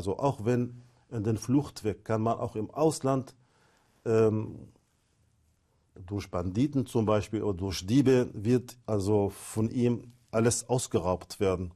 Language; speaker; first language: German; non-native, fluent; Arabic